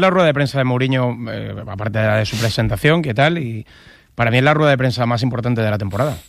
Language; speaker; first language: Spanish; native; Spanish